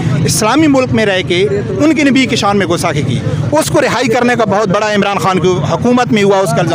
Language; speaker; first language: Urdu; native; Urdu